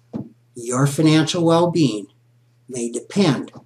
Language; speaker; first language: English; native; English